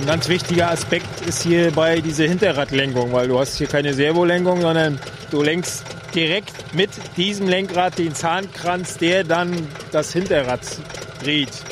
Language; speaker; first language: German; native; German